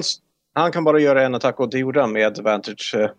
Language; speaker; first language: Swedish; non-native, fluent; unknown